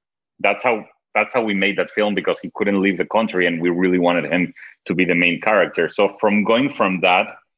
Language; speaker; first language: English; non-native, fluent; Spanish